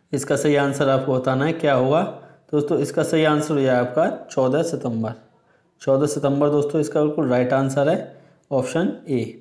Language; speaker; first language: Hindi; native; Hindi